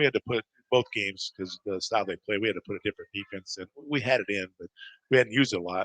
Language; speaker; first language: English; native; English